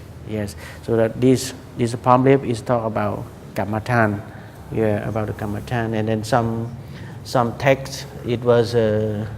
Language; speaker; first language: English; non-native, learner; Khmer